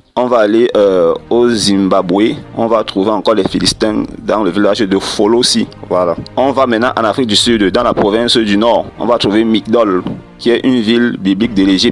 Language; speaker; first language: French; non-native, local second language; Kongo